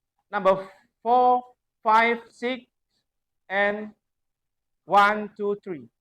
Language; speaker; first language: English; non-native, learner; Javanese